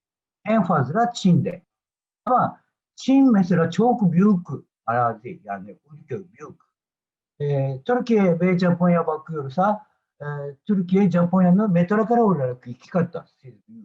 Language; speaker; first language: Turkish; non-native, learner; Japanese